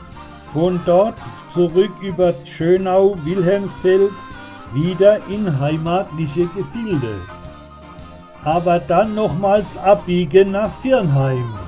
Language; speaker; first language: German; native; German